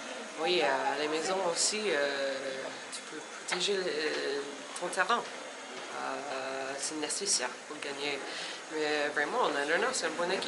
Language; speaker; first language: French; non-native, fluent; English